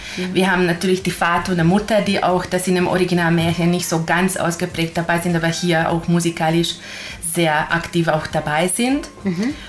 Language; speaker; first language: German; non-native, fluent; Hungarian